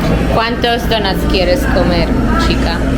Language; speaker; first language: Spanish; non-native, learner; Polish